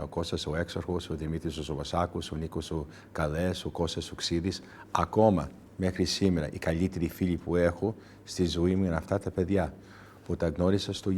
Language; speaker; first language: Greek; early bilingual, heritage; English